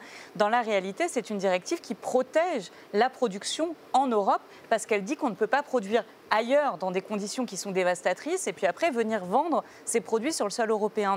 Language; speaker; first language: French; native; French